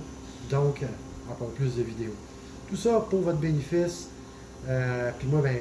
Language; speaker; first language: French; native; French